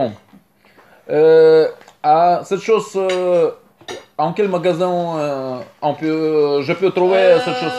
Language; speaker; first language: French; non-native, learner; Russian